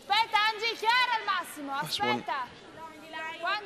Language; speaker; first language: Italian; native; Italian